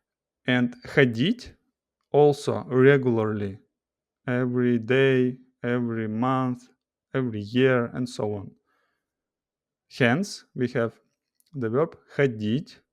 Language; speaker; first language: English; non-native, fluent; Russian